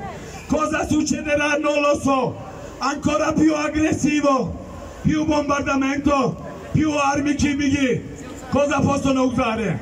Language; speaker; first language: Italian; non-native, learner; Kurdish